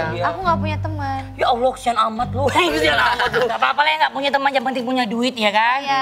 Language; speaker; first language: Indonesian; non-native, fluent; Thai